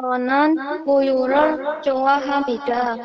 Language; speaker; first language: Korean; non-native, learner; Indonesian